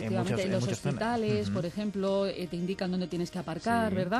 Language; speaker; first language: Spanish; native; Spanish